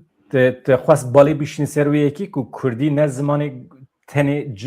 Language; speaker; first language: Kurdish; native; Kurdish